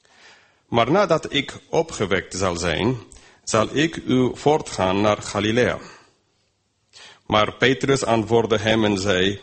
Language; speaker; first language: Dutch; non-native, fluent; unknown